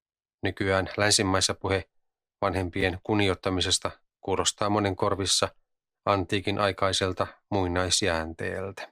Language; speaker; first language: Finnish; native; Finnish